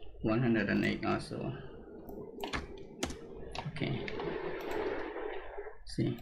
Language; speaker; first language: English; non-native, learner; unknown